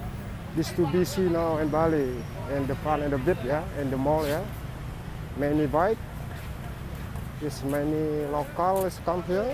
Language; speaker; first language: English; non-native, learner; Indonesian